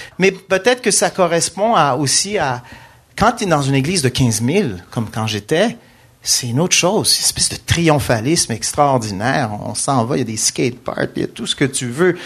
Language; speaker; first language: French; native; French